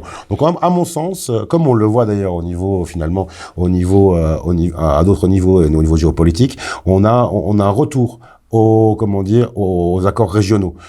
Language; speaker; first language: French; native; French